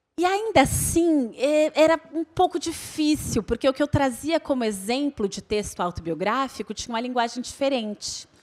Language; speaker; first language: Portuguese; native; Portuguese